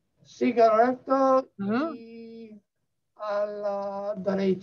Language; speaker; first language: Spanish; non-native, learner; English